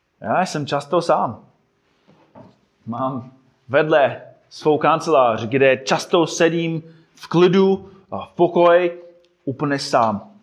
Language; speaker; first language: Czech; non-native, fluent; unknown